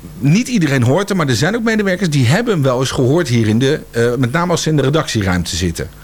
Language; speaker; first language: Dutch; native; Dutch